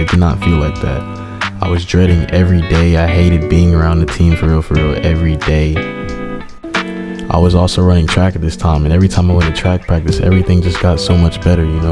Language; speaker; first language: English; native; English